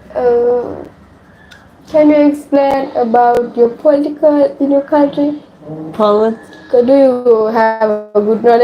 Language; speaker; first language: English; non-native, learner; Sinhala